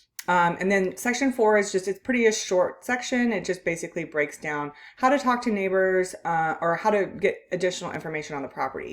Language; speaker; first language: English; native; English